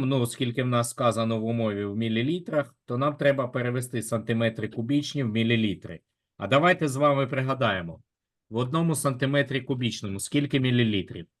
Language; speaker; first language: Ukrainian; native; Ukrainian